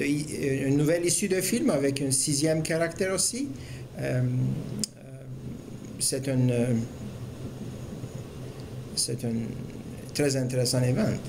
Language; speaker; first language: French; non-native, fluent; Turkish